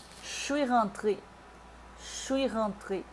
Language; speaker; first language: French; non-native, fluent; Portuguese